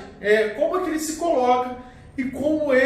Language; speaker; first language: Portuguese; native; Portuguese